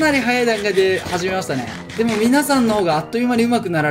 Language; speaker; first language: Japanese; native; Japanese